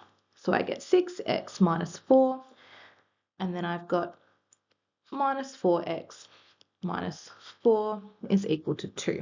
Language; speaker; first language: English; native; English